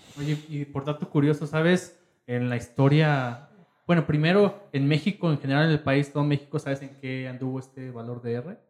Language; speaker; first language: Spanish; native; Spanish